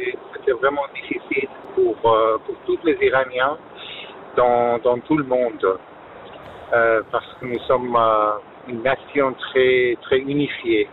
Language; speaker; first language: French; non-native, fluent; Persian